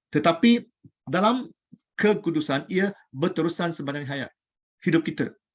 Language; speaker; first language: Malay; non-native, local second language; Chinese